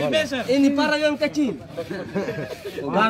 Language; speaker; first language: Indonesian; non-native, local second language; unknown